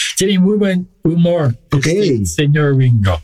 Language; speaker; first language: Spanish; non-native, fluent; English